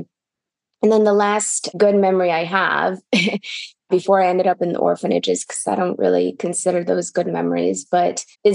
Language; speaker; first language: English; early bilingual, other home language; Russian